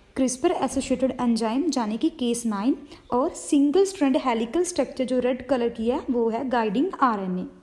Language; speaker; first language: Hindi; non-native, local second language; Punjabi